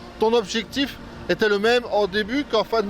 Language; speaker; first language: French; native; French